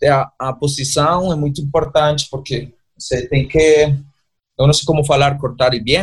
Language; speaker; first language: Portuguese; non-native, learner; Spanish